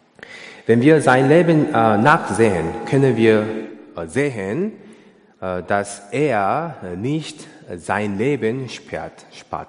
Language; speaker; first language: German; non-native, learner; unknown